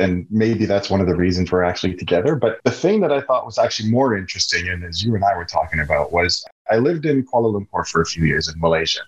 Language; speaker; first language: English; native; English